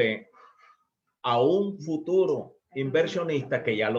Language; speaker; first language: Spanish; native; Spanish